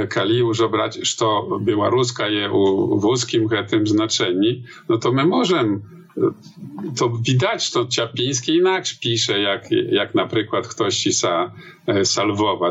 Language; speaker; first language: Polish; non-native, learner; Belarusian